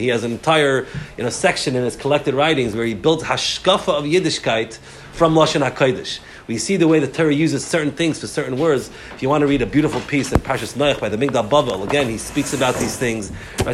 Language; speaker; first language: English; native; English